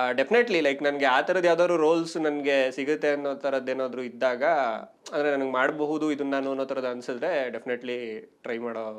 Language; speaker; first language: Kannada; native; Kannada